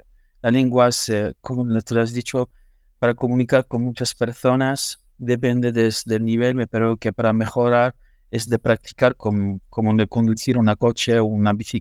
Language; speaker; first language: Spanish; non-native, learner; French